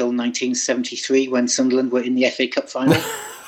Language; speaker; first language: English; native; English